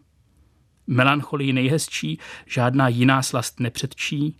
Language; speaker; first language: Czech; native; Czech